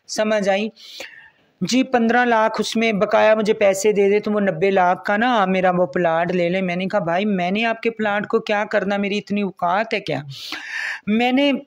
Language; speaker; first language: Urdu; non-native, local second language; Punjabi